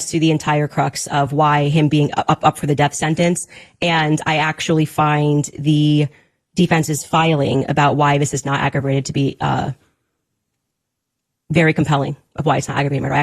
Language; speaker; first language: English; native; English